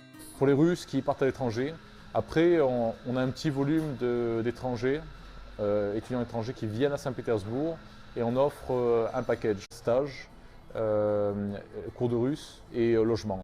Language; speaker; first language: French; native; French